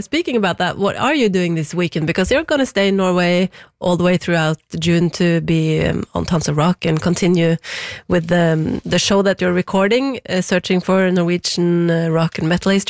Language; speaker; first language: English; non-native, fluent; Norwegian